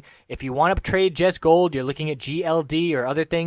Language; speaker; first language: English; native; English